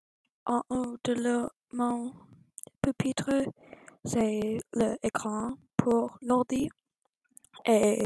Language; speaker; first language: French; non-native, learner; English